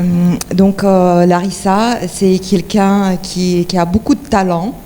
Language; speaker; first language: French; non-native, fluent; Ukrainian